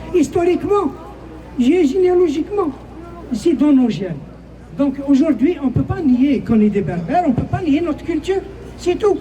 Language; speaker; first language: French; non-native, local second language; Kabyle